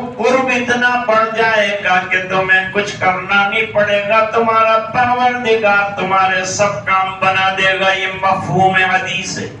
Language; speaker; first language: Urdu; non-native, local second language; Gujarati